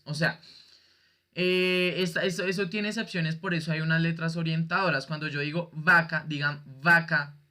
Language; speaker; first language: Spanish; native; Spanish